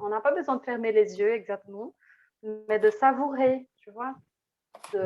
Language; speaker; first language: French; non-native, fluent; Portuguese